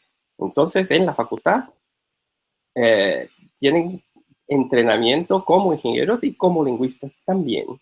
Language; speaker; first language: Spanish; non-native, fluent; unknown